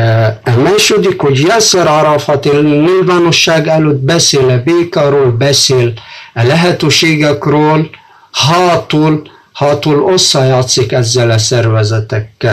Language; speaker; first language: Hungarian; non-native, fluent; Arabic